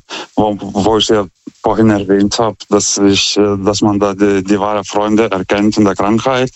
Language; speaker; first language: German; non-native, fluent; Lithuanian